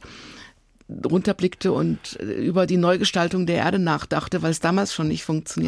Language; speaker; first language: German; native; German